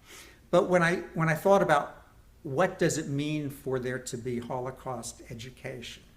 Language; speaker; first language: English; native; English